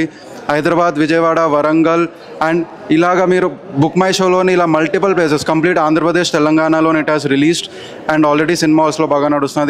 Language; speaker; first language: Telugu; native; Telugu